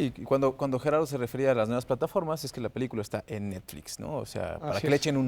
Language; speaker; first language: Spanish; native; Spanish